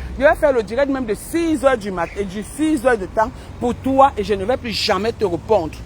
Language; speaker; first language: French; non-native, local second language; Basaa